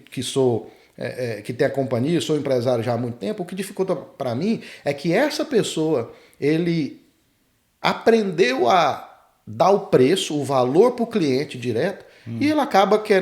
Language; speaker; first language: Portuguese; native; Portuguese